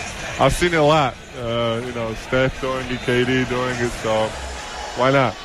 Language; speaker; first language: English; non-native, fluent; Georgian